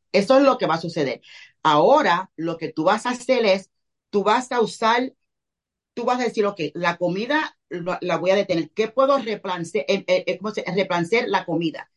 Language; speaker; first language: Spanish; early bilingual, heritage; Spanish